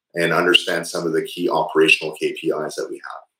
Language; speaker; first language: English; early bilingual, other home language; French